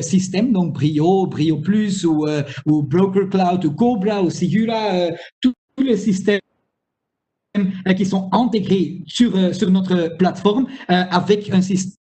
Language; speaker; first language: French; non-native, local second language; Dutch